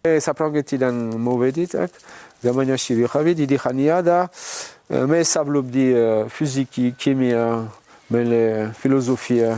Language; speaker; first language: Georgian; non-native, learner; French